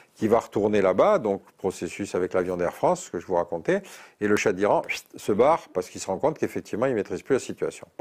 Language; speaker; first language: French; native; French